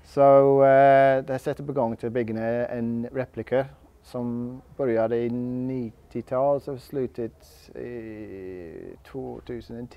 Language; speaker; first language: Swedish; non-native, learner; English